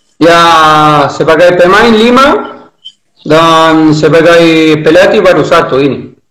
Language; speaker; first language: Indonesian; non-native, fluent; Spanish